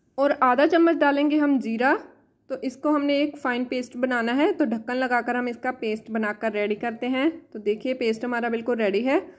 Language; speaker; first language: Hindi; non-native, local second language; Punjabi